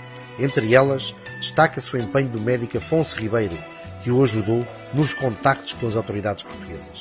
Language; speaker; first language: Portuguese; native; Portuguese